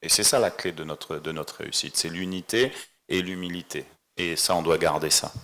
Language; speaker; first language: French; native; French